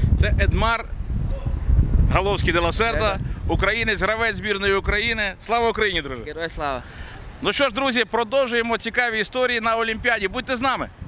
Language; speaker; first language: Ukrainian; native; Ukrainian